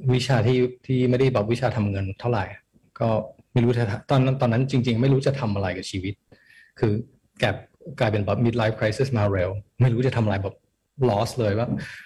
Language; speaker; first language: Thai; early bilingual, heritage; Thai